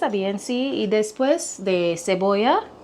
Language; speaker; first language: Spanish; non-native, learner; English